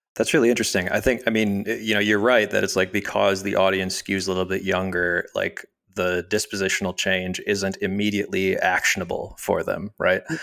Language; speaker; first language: English; native; English